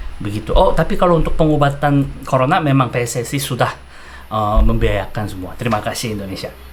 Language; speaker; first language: Indonesian; non-native, fluent; Korean